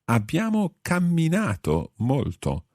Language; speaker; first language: Italian; non-native, fluent; English